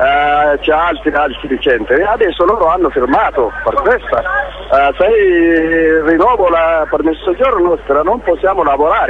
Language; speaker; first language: Italian; non-native, learner; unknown